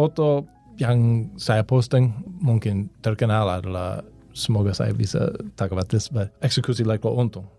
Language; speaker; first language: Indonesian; non-native, learner; English